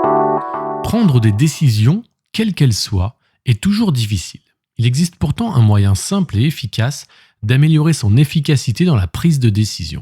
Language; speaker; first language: French; native; French